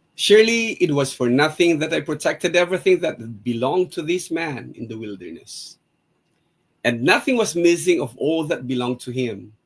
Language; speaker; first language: English; non-native, local second language; Filipino